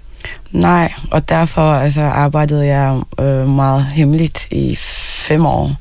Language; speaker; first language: Danish; non-native, fluent; Arabic